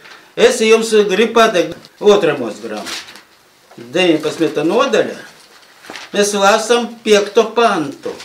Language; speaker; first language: Latvian; non-native, local second language; Russian